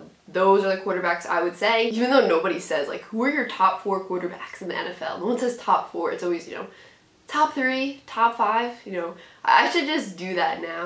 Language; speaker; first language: English; native; English